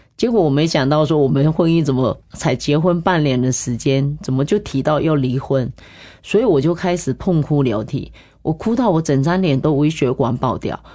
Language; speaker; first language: Chinese; native; Chinese